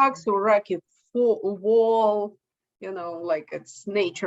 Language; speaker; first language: English; non-native, learner; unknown